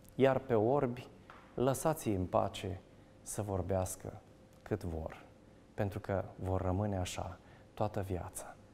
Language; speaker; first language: Romanian; native; Romanian